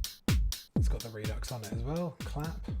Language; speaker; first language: English; native; English